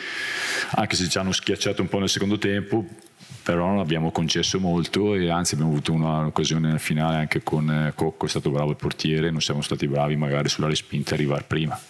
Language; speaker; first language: Italian; native; Italian